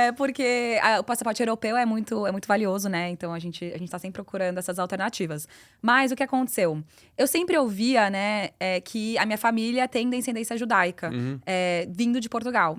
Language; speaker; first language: Portuguese; early bilingual, heritage; Portuguese